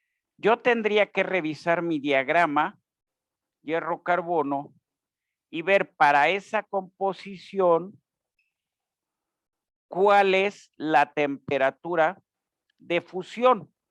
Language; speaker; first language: Spanish; native; Spanish